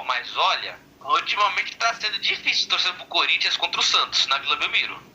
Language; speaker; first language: Portuguese; native; Portuguese